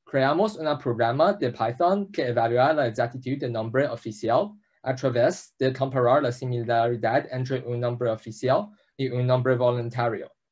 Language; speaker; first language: Spanish; non-native, learner; English